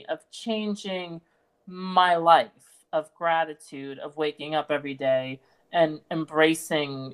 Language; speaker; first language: English; native; English